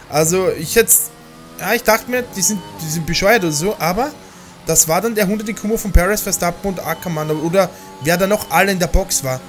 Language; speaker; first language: German; native; German